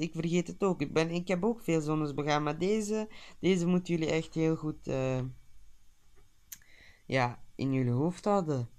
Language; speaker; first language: Dutch; early bilingual, other home language; Turkish